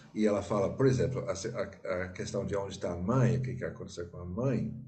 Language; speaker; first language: Portuguese; non-native, fluent; English